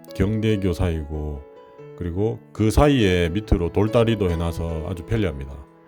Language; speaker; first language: Korean; native; Korean